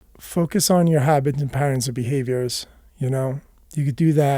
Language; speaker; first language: English; native; English